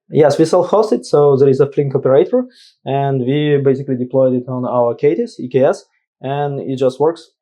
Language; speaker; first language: English; non-native, fluent; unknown